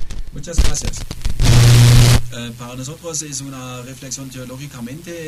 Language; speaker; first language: Spanish; non-native, learner; German